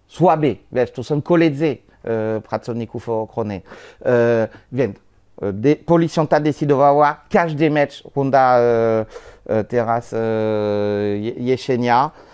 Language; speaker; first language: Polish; non-native, learner; French